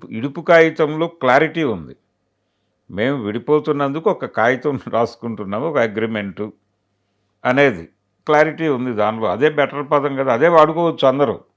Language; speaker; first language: Telugu; native; Telugu